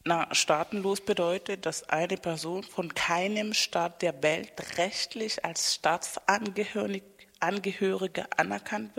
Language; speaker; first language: German; non-native, fluent; Spanish